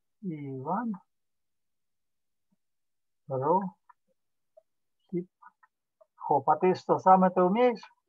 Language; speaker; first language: Russian; native; Russian